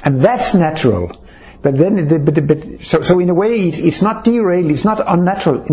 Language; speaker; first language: English; non-native, fluent; Danish